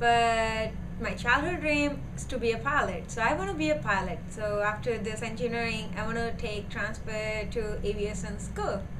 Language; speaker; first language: English; non-native, learner; Gujarati